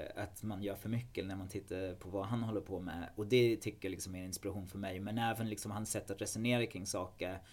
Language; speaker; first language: Swedish; non-native, fluent; English